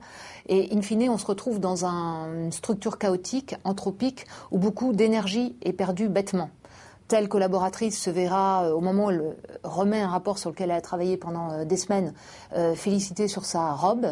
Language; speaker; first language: French; native; French